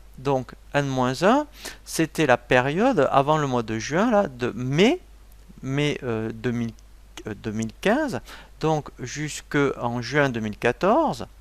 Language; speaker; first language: French; native; French